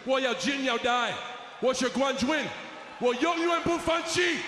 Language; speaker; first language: Chinese; non-native, learner; English